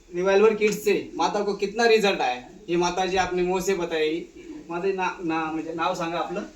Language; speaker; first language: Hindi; non-native, local second language; Marathi